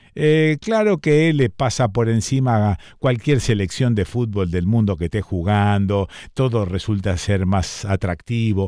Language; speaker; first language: Spanish; native; Spanish